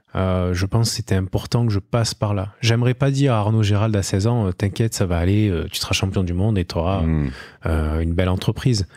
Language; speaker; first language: French; native; French